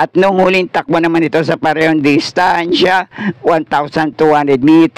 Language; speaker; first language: Filipino; native; Filipino